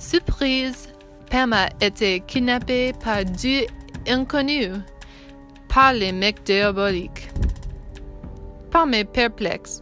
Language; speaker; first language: French; non-native, learner; English